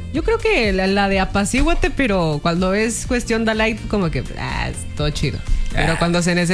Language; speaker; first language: Spanish; native; Spanish